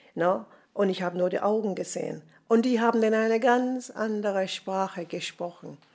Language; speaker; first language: German; non-native, fluent; English